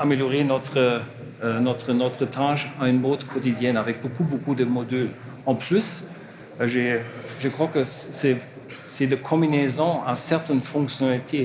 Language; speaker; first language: French; non-native, learner; German